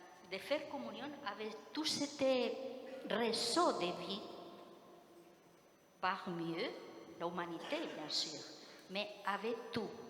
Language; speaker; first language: French; non-native, fluent; Spanish